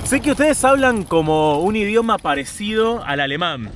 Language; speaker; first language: Spanish; native; Spanish